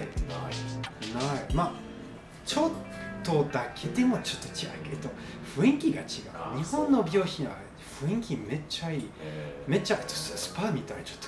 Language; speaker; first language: Japanese; non-native, learner; French